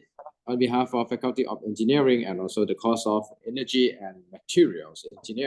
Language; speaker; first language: English; non-native, fluent; Thai